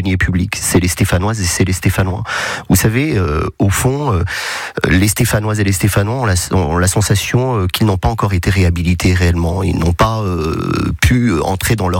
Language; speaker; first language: French; native; French